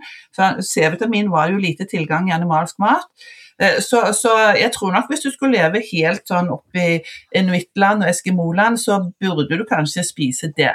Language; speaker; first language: Norwegian; native; Norwegian